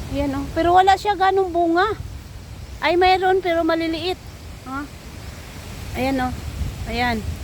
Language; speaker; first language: Filipino; non-native, local second language; Cebuano